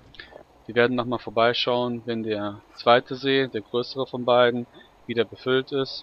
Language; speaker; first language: German; native; German